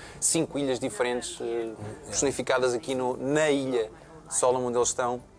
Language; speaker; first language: Portuguese; native; Portuguese